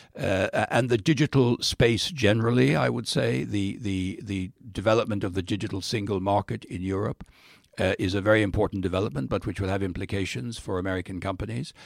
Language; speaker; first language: English; native; English